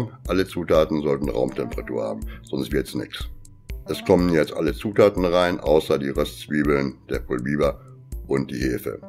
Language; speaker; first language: German; native; German